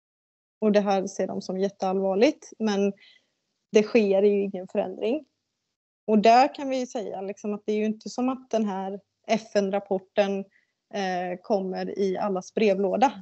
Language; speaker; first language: Swedish; native; Swedish